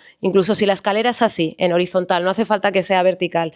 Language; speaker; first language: Spanish; native; Spanish